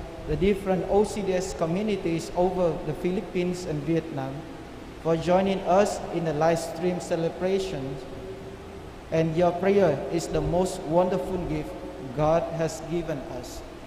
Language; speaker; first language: English; non-native, fluent; Vietnamese